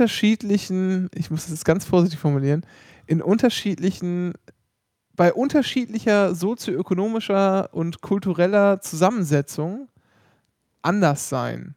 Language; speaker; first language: German; native; German